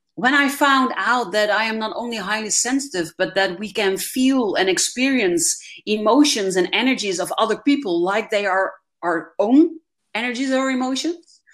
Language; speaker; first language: English; non-native, fluent; Dutch